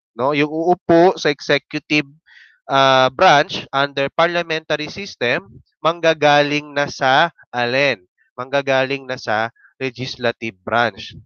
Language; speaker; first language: Filipino; native; Filipino